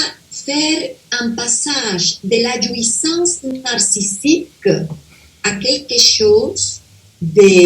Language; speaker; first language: French; non-native, fluent; Spanish